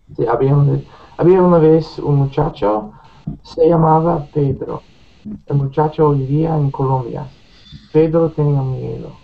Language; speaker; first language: Spanish; non-native, learner; English